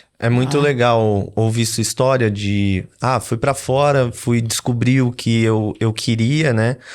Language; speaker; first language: Portuguese; native; Portuguese